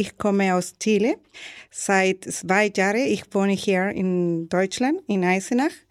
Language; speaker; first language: German; non-native, learner; Spanish